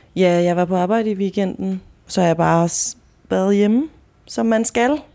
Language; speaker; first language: Danish; early bilingual, other home language; Spanish